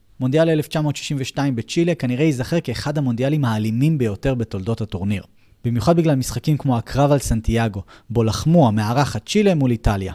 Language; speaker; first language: Hebrew; native; Hebrew